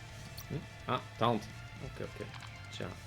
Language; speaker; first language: Japanese; non-native, learner; English